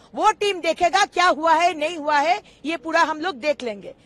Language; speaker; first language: Hindi; non-native, local second language; Bangla